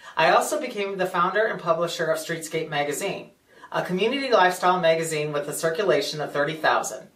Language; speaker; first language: English; native; English